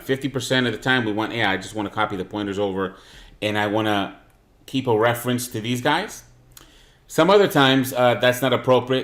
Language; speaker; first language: English; native; English